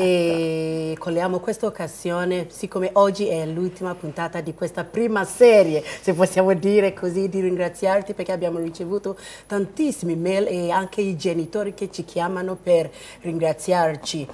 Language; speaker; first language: Italian; non-native, fluent; Akan